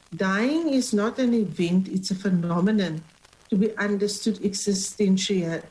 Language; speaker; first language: English; non-native, local second language; Afrikaans